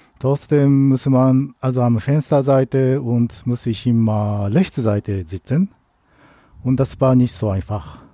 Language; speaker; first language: German; non-native, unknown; Japanese